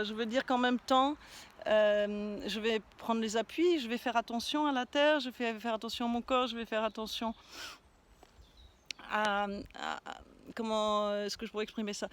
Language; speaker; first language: French; native; French